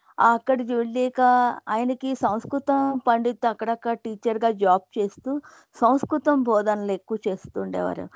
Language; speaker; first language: Telugu; non-native, local second language; Hindi